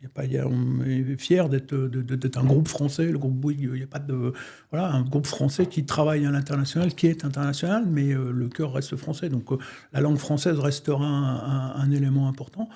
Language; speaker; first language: French; native; French